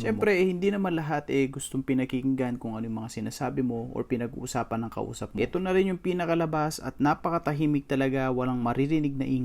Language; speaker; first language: Filipino; native; Filipino